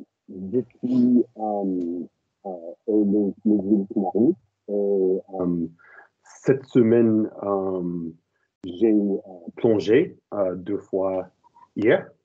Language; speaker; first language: French; non-native, learner; English